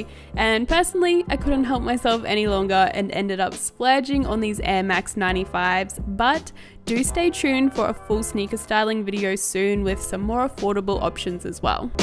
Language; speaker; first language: English; native; English